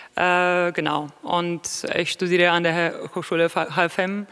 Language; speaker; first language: German; non-native, fluent; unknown